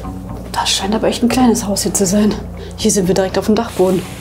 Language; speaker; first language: German; native; German